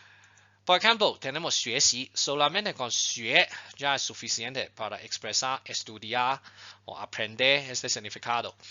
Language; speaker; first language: Spanish; non-native, fluent; Chinese